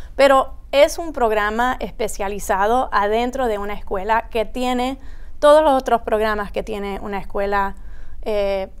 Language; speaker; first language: Spanish; early bilingual, heritage; Spanish